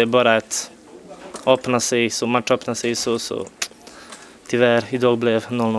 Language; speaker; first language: Swedish; non-native, fluent; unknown